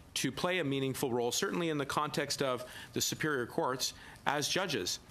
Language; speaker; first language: English; native; English